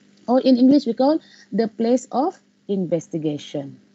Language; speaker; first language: English; non-native, local second language; Malay